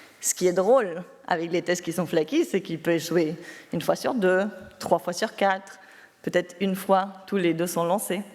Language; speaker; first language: French; non-native, fluent; Spanish